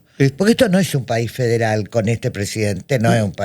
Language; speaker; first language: Spanish; native; Spanish